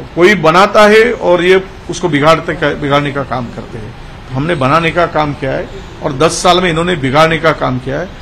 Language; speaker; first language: Hindi; non-native, local second language; Marathi